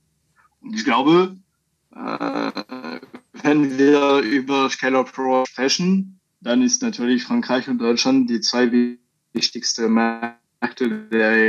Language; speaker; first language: German; non-native, learner; French